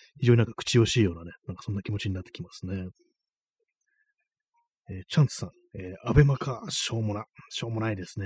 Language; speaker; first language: Japanese; native; Japanese